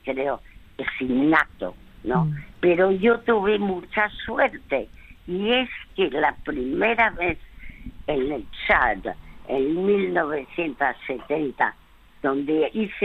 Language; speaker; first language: Spanish; early bilingual, other home language; French